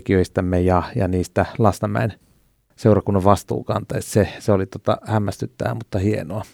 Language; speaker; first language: Finnish; native; Finnish